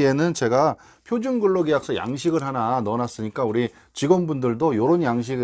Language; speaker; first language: Korean; native; Korean